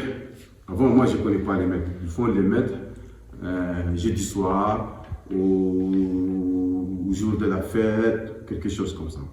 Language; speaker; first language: French; non-native, local second language; Arabic